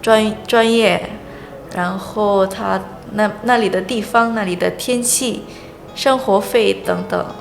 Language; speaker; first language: Chinese; non-native, fluent; Indonesian